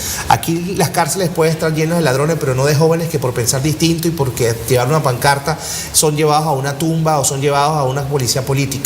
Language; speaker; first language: Spanish; native; Spanish